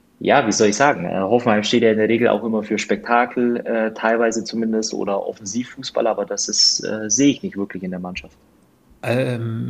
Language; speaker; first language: German; native; German